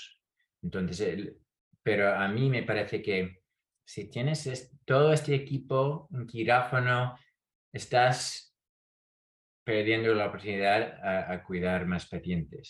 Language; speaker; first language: Spanish; non-native, fluent; English